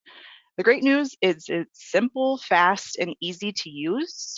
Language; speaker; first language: English; native; English